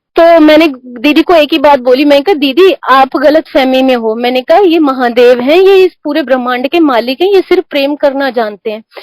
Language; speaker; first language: Hindi; non-native, local second language; Punjabi